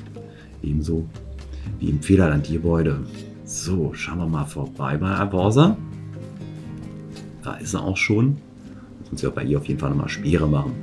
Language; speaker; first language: German; native; German